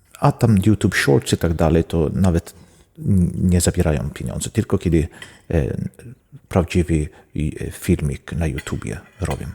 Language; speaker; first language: Polish; non-native, learner; Swedish